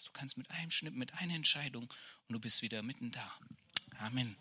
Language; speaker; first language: German; native; German